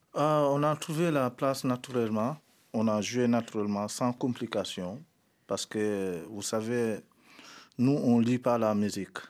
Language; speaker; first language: French; non-native, local second language; Mandingo